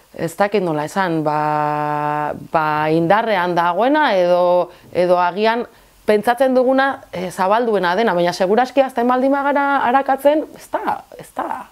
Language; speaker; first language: Basque; non-native, local second language; Spanish